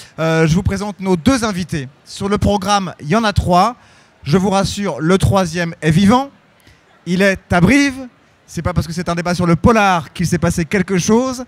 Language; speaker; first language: French; native; French